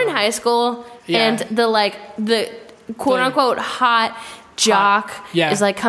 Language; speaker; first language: English; native; English